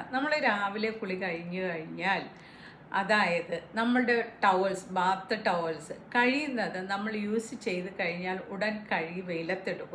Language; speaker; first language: Malayalam; native; Malayalam